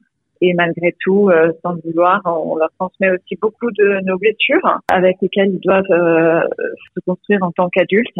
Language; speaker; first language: French; native; French